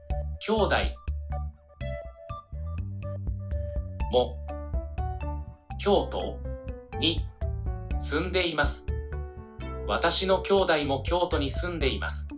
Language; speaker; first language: Japanese; non-native, learner; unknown